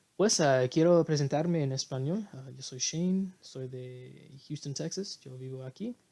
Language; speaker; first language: Spanish; non-native, learner; English